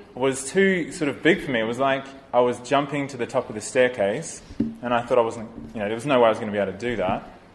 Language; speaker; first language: English; native; English